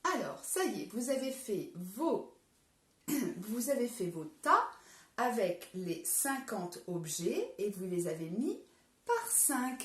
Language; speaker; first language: French; native; French